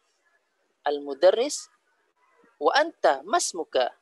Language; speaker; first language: Arabic; non-native, fluent; Indonesian